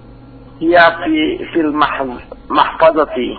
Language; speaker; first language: Arabic; non-native, learner; Indonesian